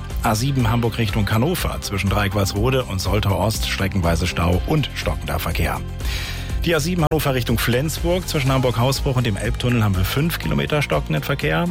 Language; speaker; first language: German; native; German